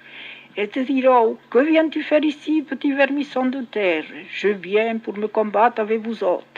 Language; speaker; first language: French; non-native, local second language; Occitan